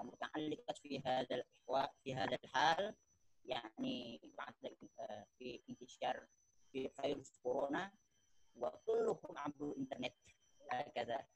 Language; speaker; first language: Arabic; non-native, learner; Indonesian